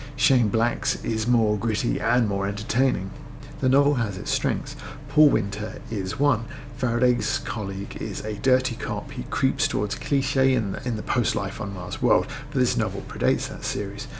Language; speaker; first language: English; native; English